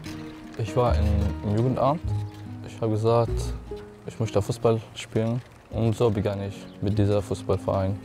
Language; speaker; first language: German; non-native, learner; Arabic